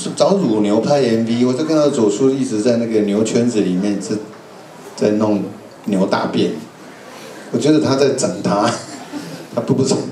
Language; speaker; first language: Chinese; native; Chinese